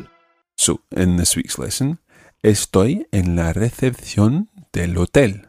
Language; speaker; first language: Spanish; non-native, fluent; English